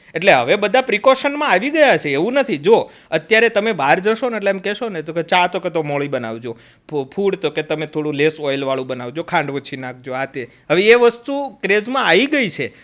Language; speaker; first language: Gujarati; native; Gujarati